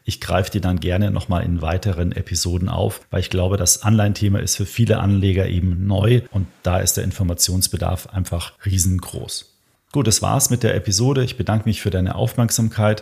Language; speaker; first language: German; native; German